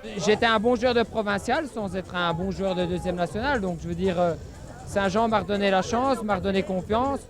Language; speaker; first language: French; native; French